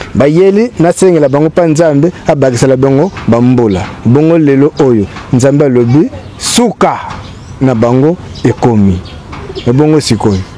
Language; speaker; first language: Lingala; non-native, local second language; Kongo